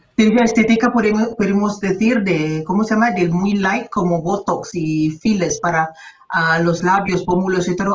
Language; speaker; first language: Spanish; non-native, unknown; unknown